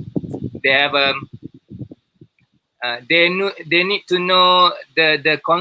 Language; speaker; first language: English; non-native, learner; Malay